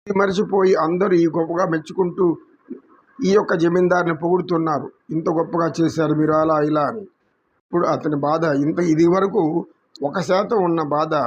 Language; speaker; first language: Telugu; native; Telugu